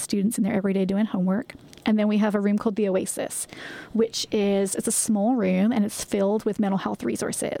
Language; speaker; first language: English; native; English